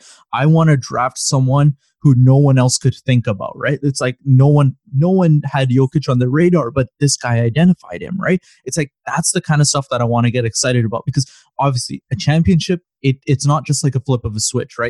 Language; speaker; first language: English; native; English